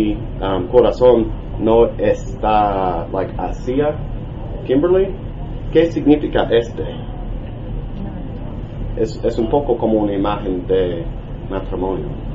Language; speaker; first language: Spanish; non-native, learner; English